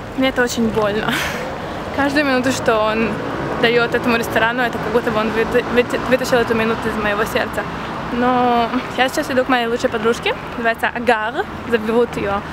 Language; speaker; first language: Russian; early bilingual, heritage; Russian